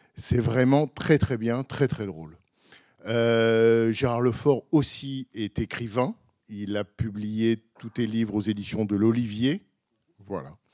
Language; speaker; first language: French; native; French